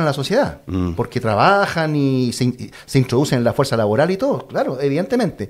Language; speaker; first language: Spanish; native; Spanish